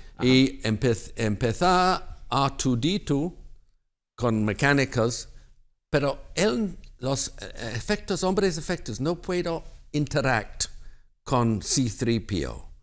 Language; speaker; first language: Spanish; non-native, learner; English